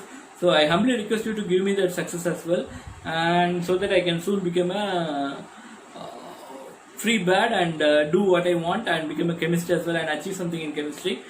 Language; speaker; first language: English; non-native, local second language; Tamil